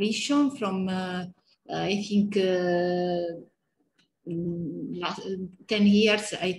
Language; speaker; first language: English; non-native, learner; Italian